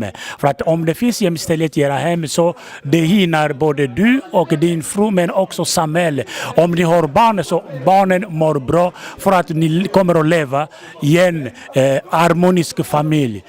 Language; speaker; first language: Swedish; non-native, fluent; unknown